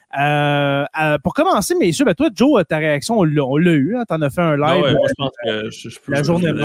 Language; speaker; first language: French; native; French